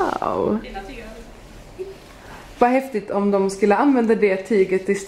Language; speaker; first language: Swedish; native; Swedish